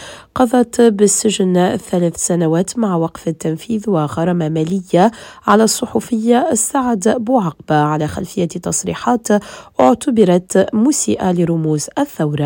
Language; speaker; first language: Arabic; native; Arabic